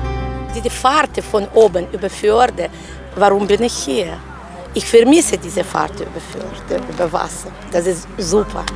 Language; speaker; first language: German; non-native, learner; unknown